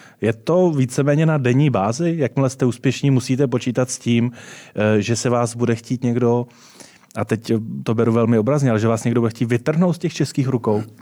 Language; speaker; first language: Czech; native; Czech